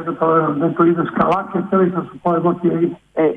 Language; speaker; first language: Greek; non-native, fluent; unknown